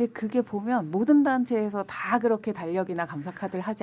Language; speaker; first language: Korean; native; Korean